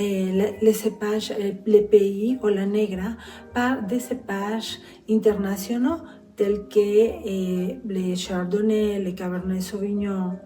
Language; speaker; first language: French; non-native, fluent; Spanish